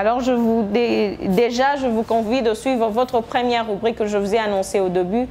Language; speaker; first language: French; non-native, local second language; Lingala